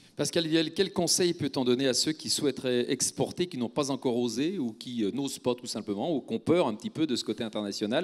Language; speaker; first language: French; native; French